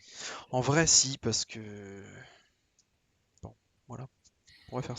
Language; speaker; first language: French; native; French